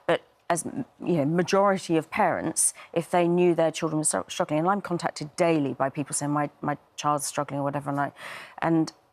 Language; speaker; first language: English; native; English